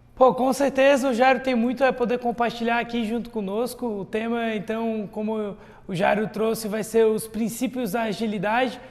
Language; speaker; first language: Portuguese; native; Portuguese